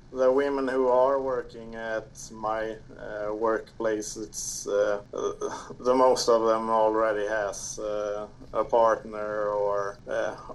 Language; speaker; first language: English; non-native, fluent; Swedish